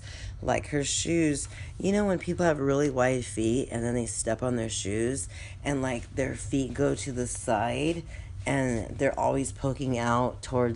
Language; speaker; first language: English; native; English